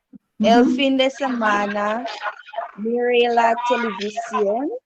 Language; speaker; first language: Spanish; non-native, learner; English